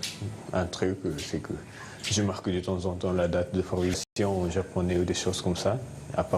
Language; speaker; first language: French; non-native, learner; Japanese